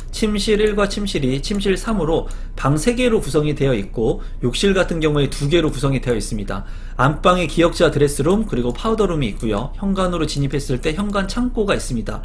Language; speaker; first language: Korean; native; Korean